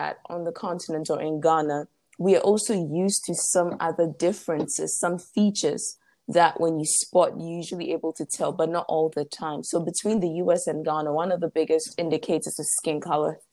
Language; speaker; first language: English; non-native, local second language; Ewe